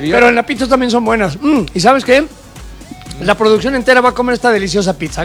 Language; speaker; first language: Spanish; native; Spanish